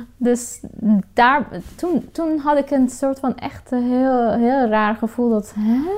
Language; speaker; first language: Dutch; non-native, fluent; Persian